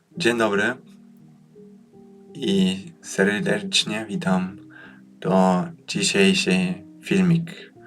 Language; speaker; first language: Polish; early bilingual, heritage; Polish